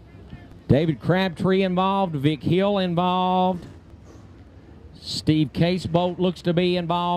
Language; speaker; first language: English; native; English